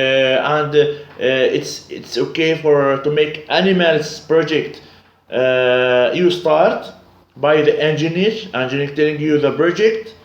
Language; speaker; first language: English; non-native, learner; Arabic